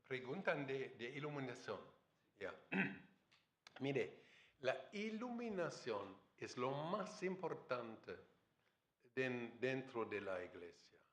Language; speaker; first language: Spanish; non-native, fluent; German